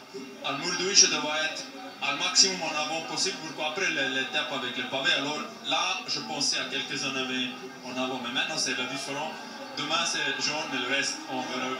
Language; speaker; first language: French; non-native, learner; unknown